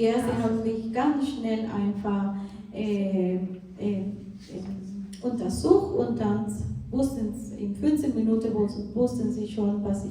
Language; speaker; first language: German; non-native, fluent; Portuguese